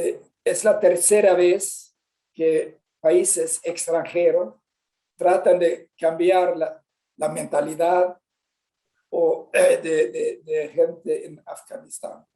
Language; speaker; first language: Spanish; non-native, fluent; Swedish